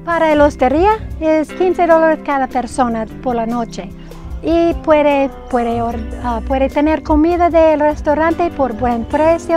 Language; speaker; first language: Spanish; non-native, learner; English